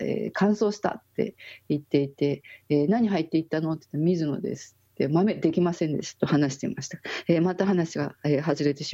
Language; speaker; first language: Japanese; native; Japanese